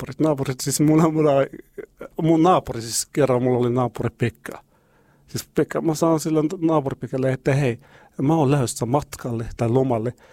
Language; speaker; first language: Finnish; non-native, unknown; Arabic